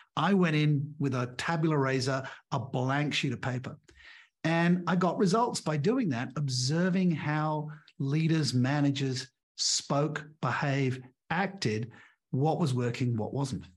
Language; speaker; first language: English; native; English